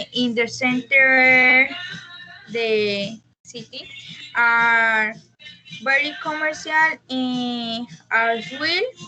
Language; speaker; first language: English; non-native, learner; Spanish